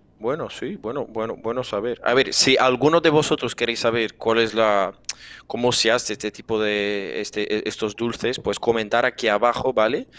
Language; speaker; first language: Spanish; non-native, fluent; Portuguese